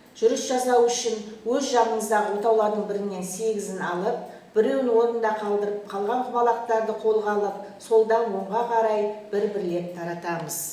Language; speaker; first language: Kazakh; native; Kazakh